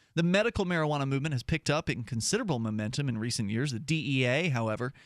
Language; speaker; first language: English; native; English